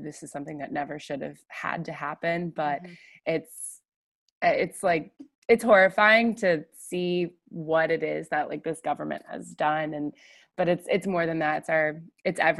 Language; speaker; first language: English; native; English